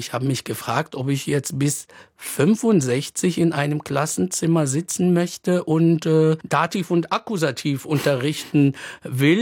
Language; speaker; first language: German; non-native, fluent; Arabic